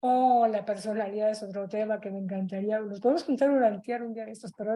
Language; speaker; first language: Spanish; native; Spanish